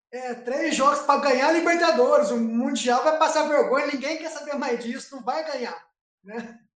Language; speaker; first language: Portuguese; native; Portuguese